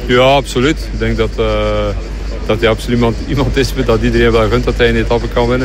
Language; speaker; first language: Dutch; native; Dutch